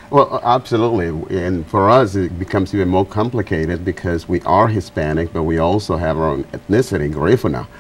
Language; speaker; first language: English; non-native, fluent; Spanish